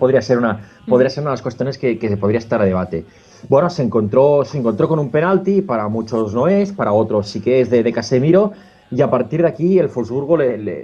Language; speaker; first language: Spanish; native; Spanish